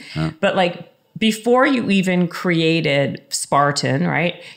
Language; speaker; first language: English; native; English